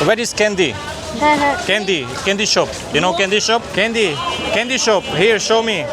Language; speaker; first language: English; non-native, learner; Slovak